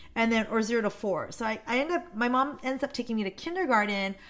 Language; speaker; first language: English; non-native, fluent; Korean